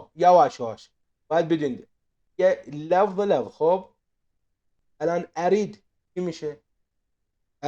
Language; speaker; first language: Persian; non-native, fluent; Arabic